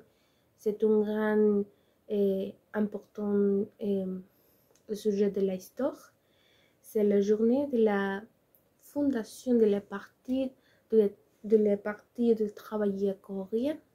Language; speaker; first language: French; non-native, learner; Spanish